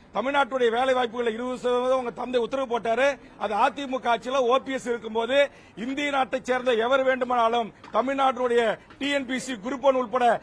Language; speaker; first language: Tamil; native; Tamil